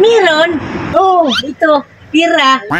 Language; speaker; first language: Filipino; non-native, local second language; Cebuano